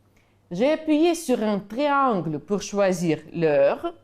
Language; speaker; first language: French; non-native, fluent; Ukrainian